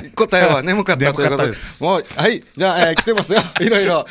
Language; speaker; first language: Japanese; native; Japanese